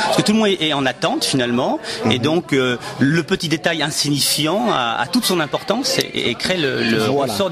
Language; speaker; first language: French; native; French